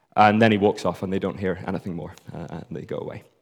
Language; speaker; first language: English; native; English